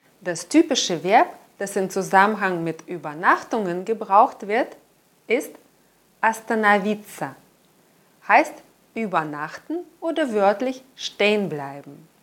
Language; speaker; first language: German; non-native, fluent; Russian